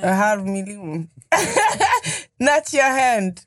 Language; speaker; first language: Swedish; non-native, local second language; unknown